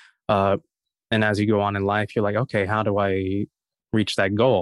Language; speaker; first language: English; native; English